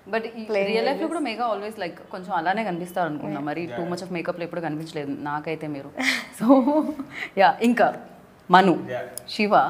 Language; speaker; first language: Telugu; native; Telugu